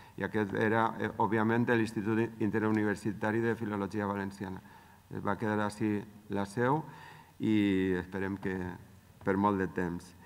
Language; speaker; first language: Catalan; native; Catalan